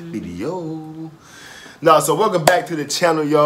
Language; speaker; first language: English; native; English